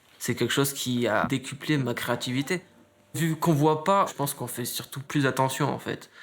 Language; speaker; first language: French; native; French